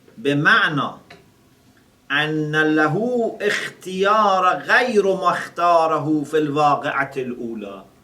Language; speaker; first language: Arabic; non-native, fluent; Persian